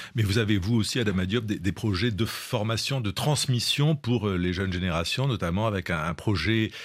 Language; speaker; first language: French; non-native, local second language; Wolof